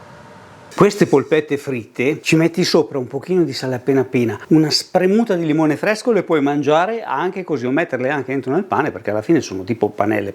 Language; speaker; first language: Italian; native; Italian